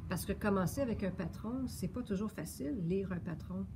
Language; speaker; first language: French; native; French